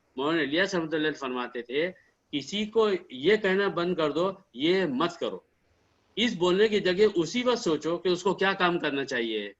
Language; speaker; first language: Urdu; native; Urdu